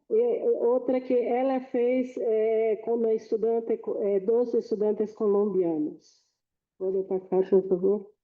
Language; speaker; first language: Portuguese; non-native, fluent; Spanish